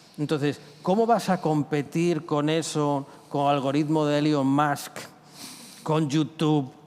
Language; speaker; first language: Spanish; native; Spanish